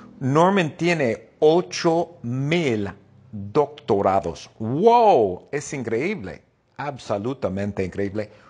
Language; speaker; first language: Spanish; non-native, fluent; English